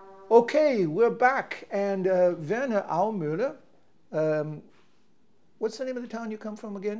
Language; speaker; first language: English; native; English